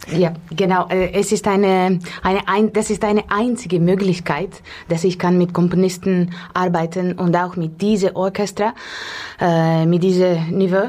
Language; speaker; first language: German; non-native, fluent; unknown